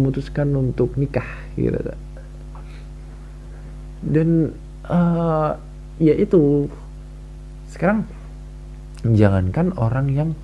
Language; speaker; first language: Indonesian; native; Indonesian